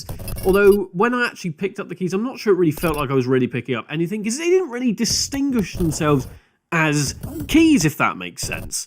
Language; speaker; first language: English; native; English